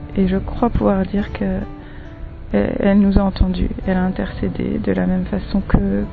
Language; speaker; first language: French; native; French